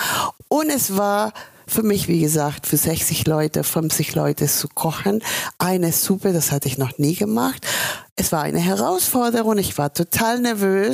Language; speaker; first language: German; non-native, fluent; Spanish